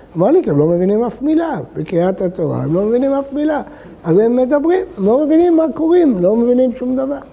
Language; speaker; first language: Hebrew; early bilingual, other home language; Arabic